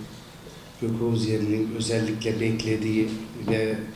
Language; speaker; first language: Turkish; native; Turkish